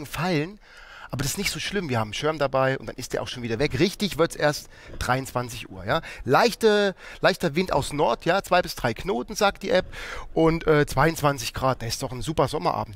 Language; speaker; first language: German; native; German